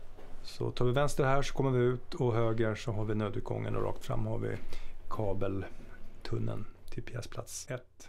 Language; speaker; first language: Swedish; native; Swedish